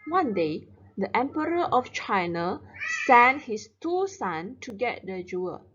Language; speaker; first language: English; non-native, local second language; Chinese